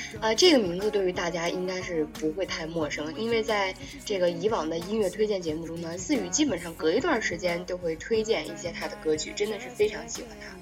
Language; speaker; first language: Chinese; native; Chinese